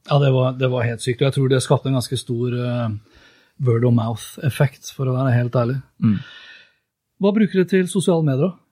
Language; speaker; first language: Norwegian; native; Norwegian